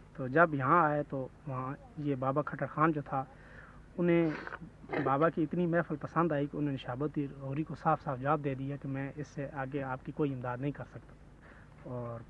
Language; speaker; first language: Urdu; non-native, local second language; Punjabi